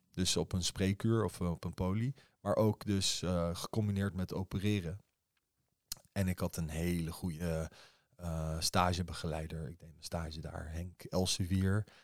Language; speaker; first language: Dutch; early bilingual, other home language; Persian